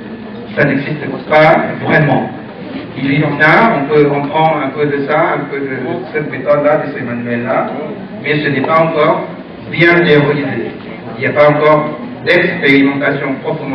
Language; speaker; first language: French; non-native, fluent; Thai